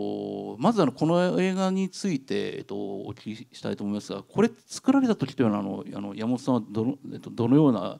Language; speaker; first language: Japanese; native; Japanese